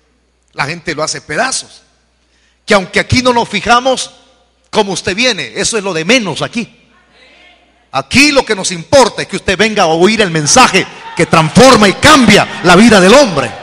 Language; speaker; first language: Spanish; native; Spanish